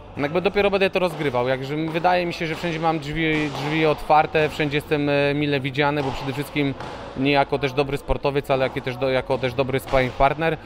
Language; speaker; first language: Polish; native; Polish